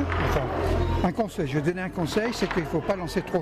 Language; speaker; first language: French; native; French